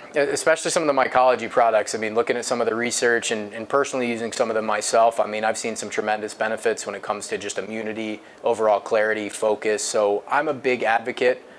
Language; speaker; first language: English; native; English